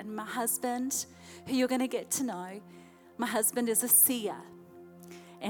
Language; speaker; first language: English; native; English